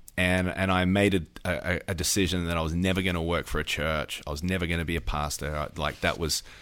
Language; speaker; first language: English; native; English